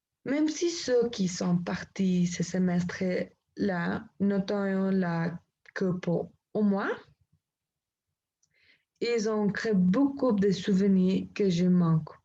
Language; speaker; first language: French; non-native, learner; Spanish